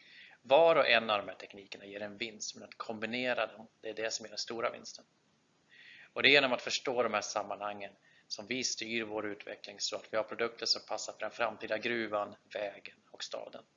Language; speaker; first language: Swedish; native; Swedish